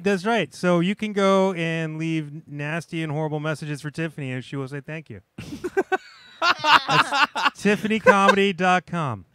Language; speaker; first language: English; native; English